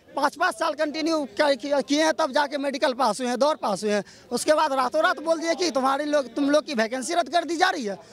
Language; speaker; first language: Hindi; native; Hindi